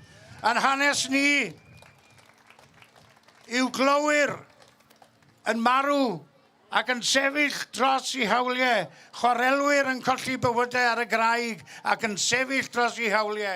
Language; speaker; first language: Welsh; native; Welsh